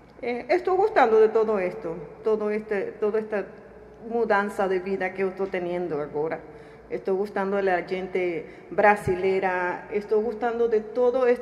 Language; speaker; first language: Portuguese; non-native, learner; Spanish